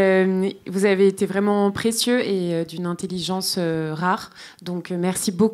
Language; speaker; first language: French; native; French